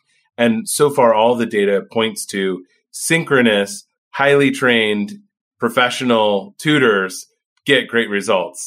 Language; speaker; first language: English; native; English